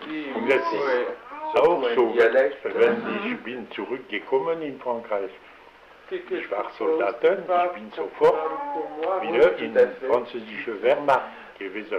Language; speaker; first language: German; non-native, learner; French